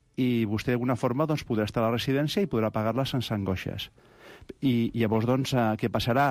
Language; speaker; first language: Catalan; non-native, local second language; Spanish